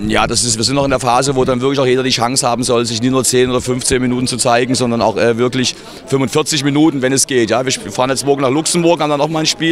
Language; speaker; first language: German; native; German